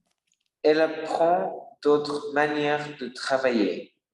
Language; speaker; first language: French; non-native, learner; Spanish